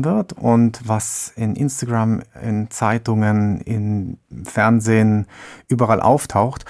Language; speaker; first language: German; native; German